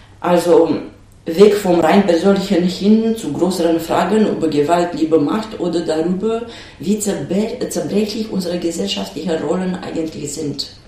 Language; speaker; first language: German; non-native, fluent; Romanian